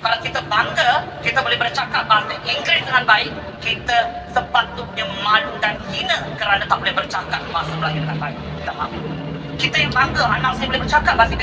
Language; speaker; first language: Malay; native; Malay